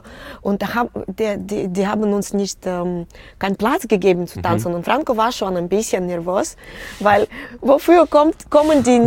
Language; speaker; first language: German; non-native, learner; Russian